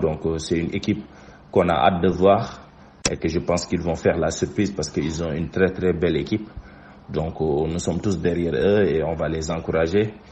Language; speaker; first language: French; non-native, local second language; Wolof